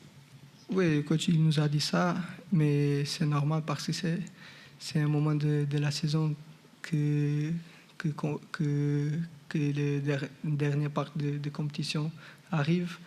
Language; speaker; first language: French; non-native, fluent; Portuguese